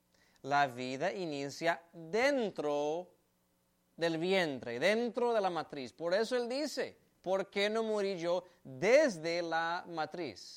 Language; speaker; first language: Spanish; native; Spanish